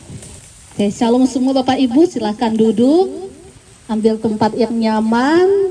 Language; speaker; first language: Indonesian; native; Indonesian